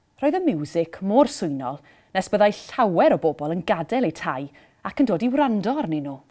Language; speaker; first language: Welsh; native; Welsh